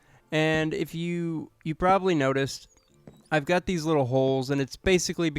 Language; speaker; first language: English; native; English